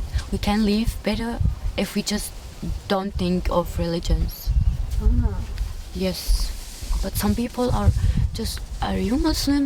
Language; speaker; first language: English; non-native, learner; Arabic